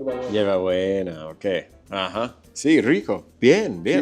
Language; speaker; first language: Spanish; non-native, fluent; English